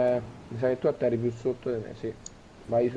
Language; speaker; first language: Italian; native; Italian